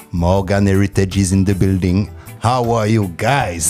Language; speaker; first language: English; non-native, fluent; French